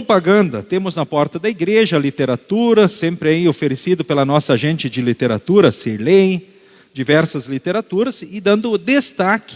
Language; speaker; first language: Portuguese; native; Portuguese